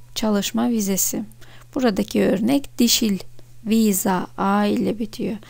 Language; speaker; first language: Turkish; non-native, fluent; Russian